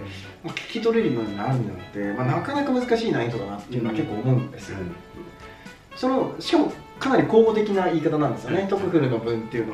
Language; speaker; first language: Japanese; native; Japanese